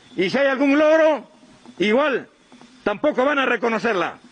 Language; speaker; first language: Spanish; native; Spanish